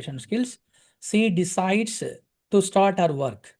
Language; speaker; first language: English; non-native, local second language; Telugu